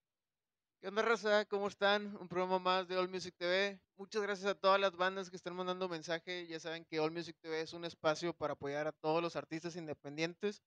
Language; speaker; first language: Spanish; native; Spanish